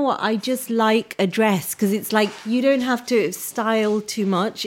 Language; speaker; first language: English; early bilingual, other home language; Punjabi